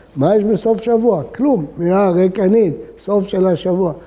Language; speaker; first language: Hebrew; early bilingual, other home language; Arabic